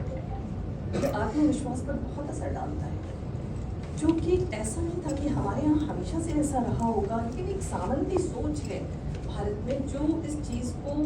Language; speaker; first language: Hindi; native; Hindi